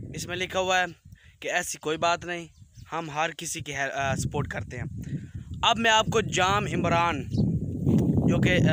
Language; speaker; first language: Urdu; non-native, local second language; Punjabi